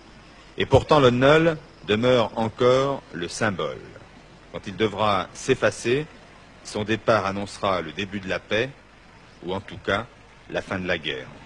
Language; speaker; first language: French; native; French